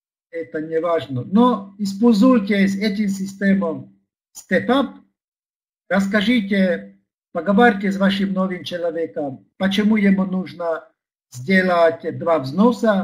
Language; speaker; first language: Russian; non-native, learner; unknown